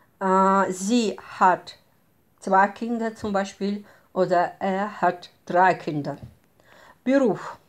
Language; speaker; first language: German; non-native, fluent; Russian